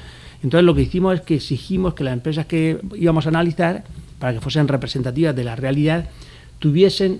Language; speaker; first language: Spanish; native; Spanish